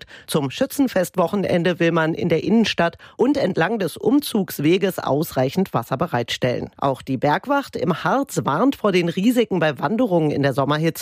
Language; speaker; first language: German; native; German